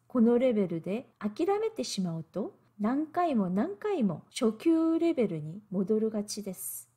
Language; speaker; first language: Japanese; non-native, fluent; Korean